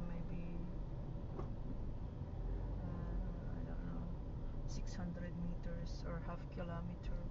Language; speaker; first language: English; non-native, local second language; Iloko